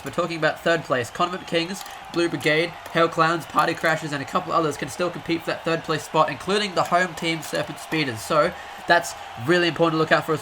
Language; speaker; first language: English; native; English